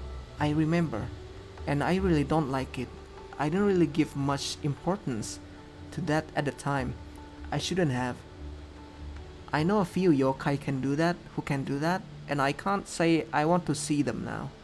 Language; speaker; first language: English; non-native, fluent; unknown